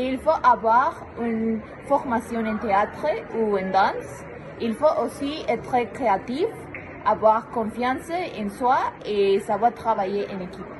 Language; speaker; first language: French; non-native, learner; Spanish